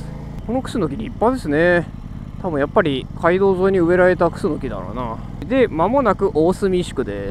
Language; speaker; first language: Japanese; native; Japanese